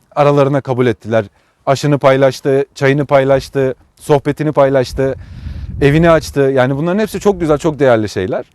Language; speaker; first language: Turkish; native; Turkish